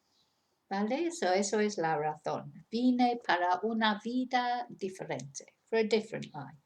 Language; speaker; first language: Spanish; non-native, fluent; English